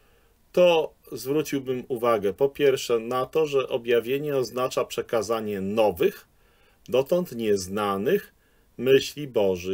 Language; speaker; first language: Polish; native; Polish